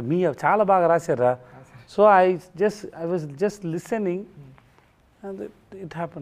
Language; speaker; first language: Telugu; non-native, learner; Tamil